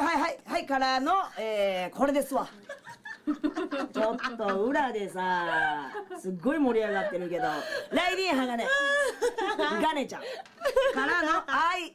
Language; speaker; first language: Japanese; native; Japanese